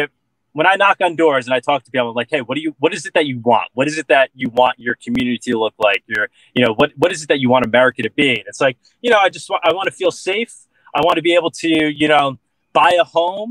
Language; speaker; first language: English; native; English